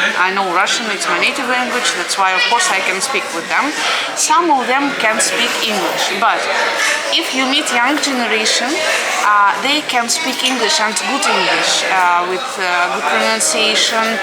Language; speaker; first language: English; non-native, fluent; Russian